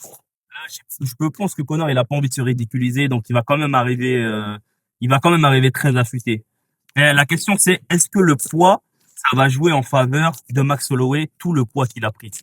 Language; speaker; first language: French; native; French